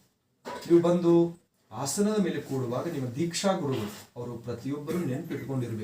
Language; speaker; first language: Kannada; native; Kannada